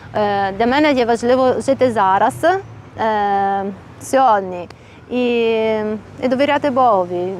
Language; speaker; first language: Ukrainian; non-native, learner; Italian